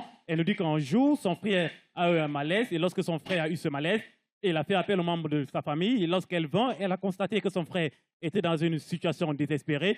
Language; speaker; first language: French; non-native, local second language; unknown